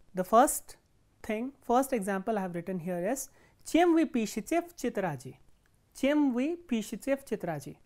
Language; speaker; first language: English; non-native, local second language; Hindi